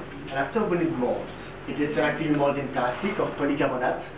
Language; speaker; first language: English; non-native, learner; French